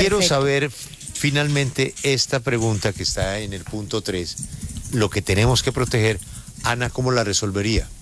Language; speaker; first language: Spanish; native; Spanish